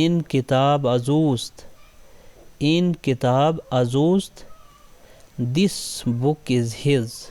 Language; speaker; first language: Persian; non-native, fluent; Urdu